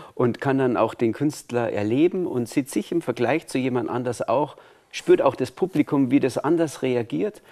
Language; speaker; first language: German; native; German